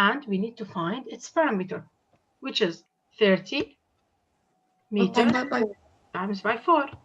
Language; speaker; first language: English; non-native, fluent; Arabic